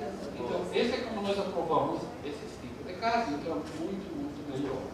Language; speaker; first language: Portuguese; early bilingual, heritage; Portuguese